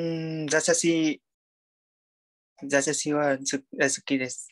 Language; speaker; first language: Japanese; non-native, learner; Vietnamese